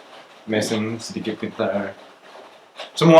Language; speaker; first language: Indonesian; non-native, local second language; English